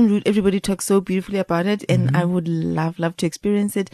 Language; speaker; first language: English; non-native, local second language; Xhosa